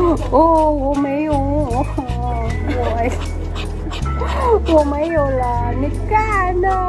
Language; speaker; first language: Chinese; non-native, learner; Filipino